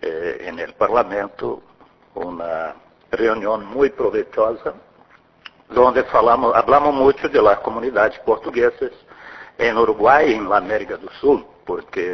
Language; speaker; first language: Portuguese; non-native, fluent; Spanish